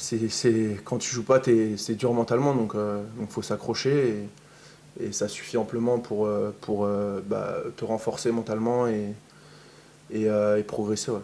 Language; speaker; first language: French; native; French